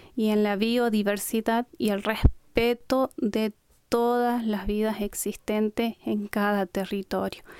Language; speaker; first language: Spanish; non-native, local second language; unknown